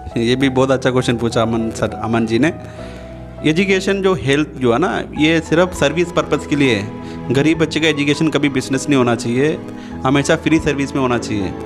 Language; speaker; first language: Hindi; non-native, local second language; Tamil